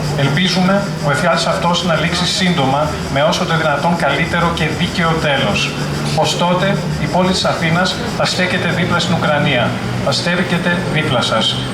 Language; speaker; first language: Greek; native; Greek